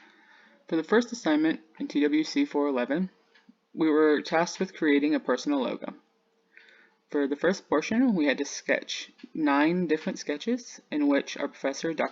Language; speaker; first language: English; native; English